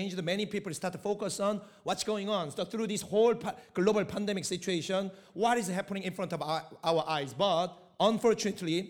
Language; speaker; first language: English; non-native, fluent; Korean